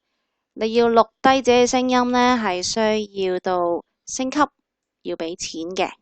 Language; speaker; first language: Cantonese; native; Cantonese